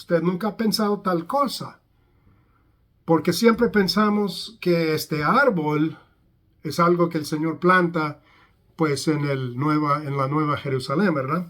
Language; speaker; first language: Spanish; non-native, fluent; English